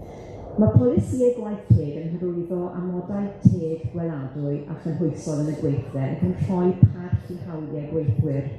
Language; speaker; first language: Welsh; native; Welsh